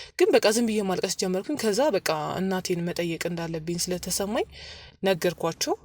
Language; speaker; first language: Amharic; native; Amharic